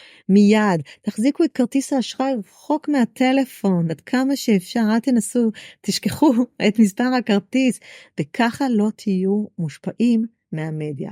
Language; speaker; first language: Hebrew; native; Hebrew